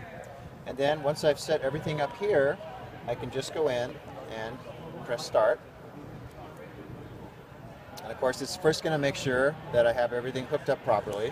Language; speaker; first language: English; native; English